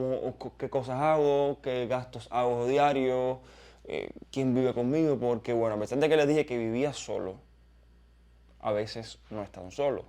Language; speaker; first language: Spanish; native; Spanish